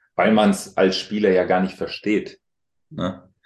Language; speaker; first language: German; native; German